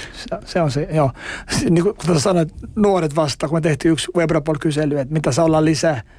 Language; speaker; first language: Finnish; non-native, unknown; Albanian